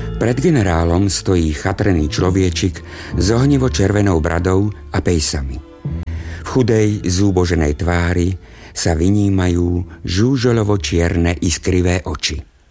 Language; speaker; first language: Slovak; native; Slovak